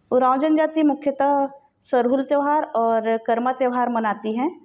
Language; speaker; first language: Hindi; native; Hindi